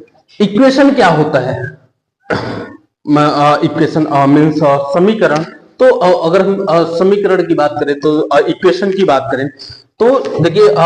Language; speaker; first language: Hindi; native; Hindi